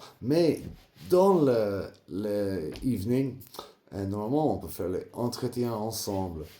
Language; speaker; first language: French; non-native, learner; English